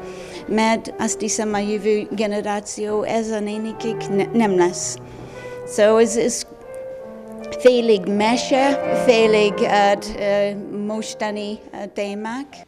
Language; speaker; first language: Hungarian; non-native, learner; English